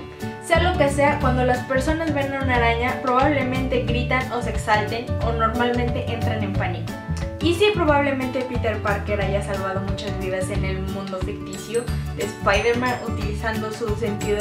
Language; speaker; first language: Spanish; native; Spanish